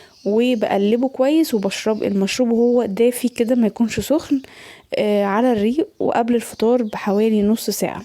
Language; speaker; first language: Arabic; native; Arabic